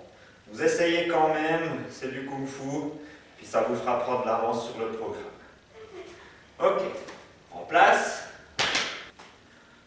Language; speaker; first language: French; native; French